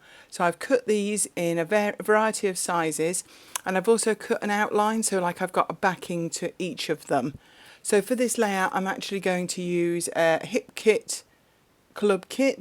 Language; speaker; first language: English; native; English